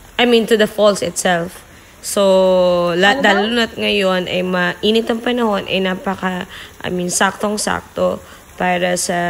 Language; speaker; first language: Filipino; native; Filipino